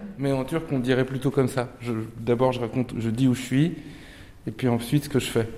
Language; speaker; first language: French; early bilingual, other home language; Turkish